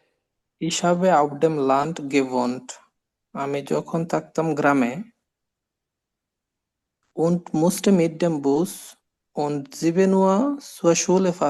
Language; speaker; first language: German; non-native, learner; Bangla